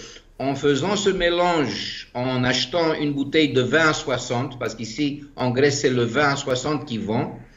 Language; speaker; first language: French; non-native, fluent; Greek